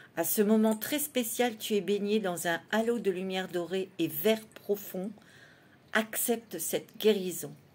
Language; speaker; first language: French; native; French